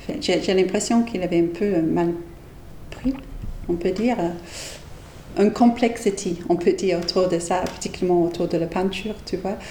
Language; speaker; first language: French; non-native, fluent; English